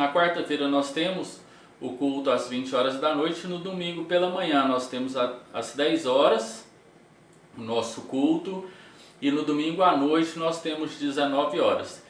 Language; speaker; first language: Portuguese; native; Portuguese